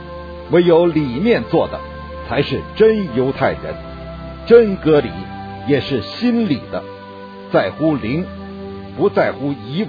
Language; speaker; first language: Chinese; native; Chinese